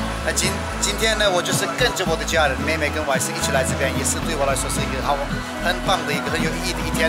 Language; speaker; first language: Chinese; non-native, fluent; Turkish